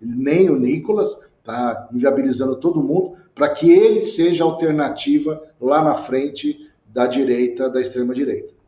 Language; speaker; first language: Portuguese; native; Portuguese